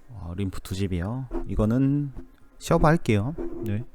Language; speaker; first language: Korean; native; Korean